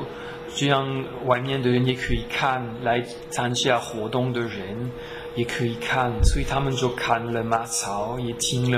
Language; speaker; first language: Chinese; non-native, fluent; French